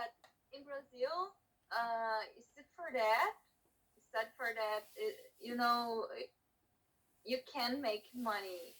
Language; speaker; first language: English; non-native, learner; Portuguese